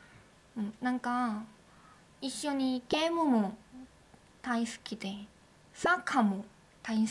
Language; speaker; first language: Japanese; non-native, learner; Korean